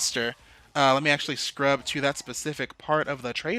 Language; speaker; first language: English; native; English